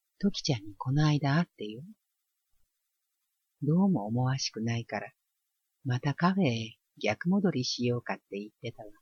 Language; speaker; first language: Japanese; native; Japanese